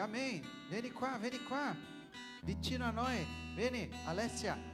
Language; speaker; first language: Italian; non-native, fluent; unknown